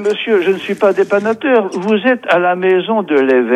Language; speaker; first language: French; native; French